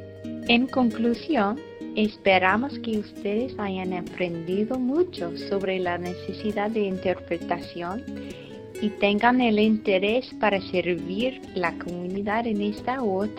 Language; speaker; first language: Spanish; non-native, fluent; English